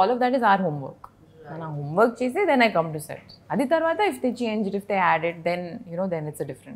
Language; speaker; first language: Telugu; non-native, learner; Kannada